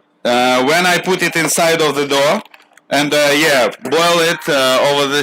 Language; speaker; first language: English; non-native, learner; Russian